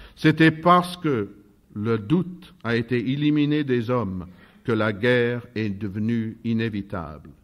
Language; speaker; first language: French; non-native, fluent; Russian